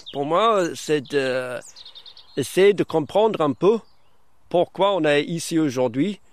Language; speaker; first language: French; non-native, fluent; German